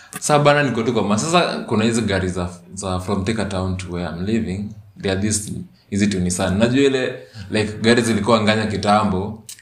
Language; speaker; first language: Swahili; native; Swahili